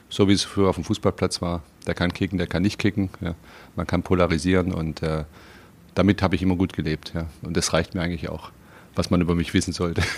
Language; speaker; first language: German; native; German